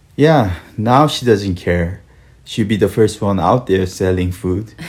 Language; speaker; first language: English; early bilingual, other home language; Korean